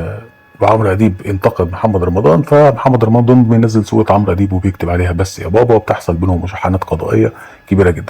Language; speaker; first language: Arabic; native; Arabic